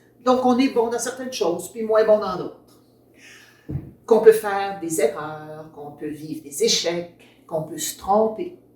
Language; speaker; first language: French; native; French